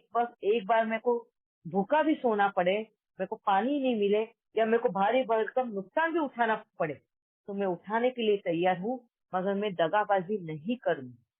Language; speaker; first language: Hindi; native; Hindi